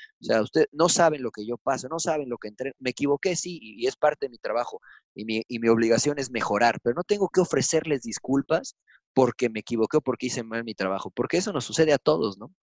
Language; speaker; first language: Spanish; early bilingual, heritage; Spanish